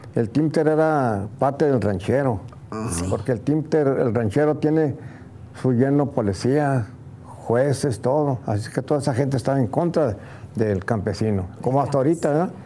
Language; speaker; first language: Spanish; native; Spanish